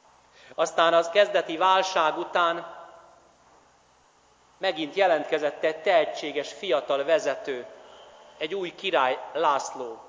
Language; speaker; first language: Hungarian; native; Hungarian